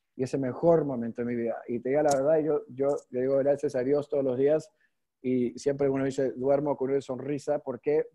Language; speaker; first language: Spanish; early bilingual, heritage; Spanish